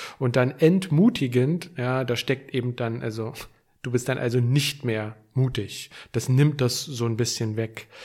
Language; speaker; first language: German; native; German